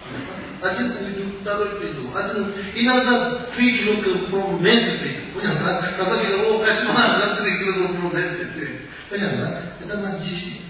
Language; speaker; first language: Russian; non-native, learner; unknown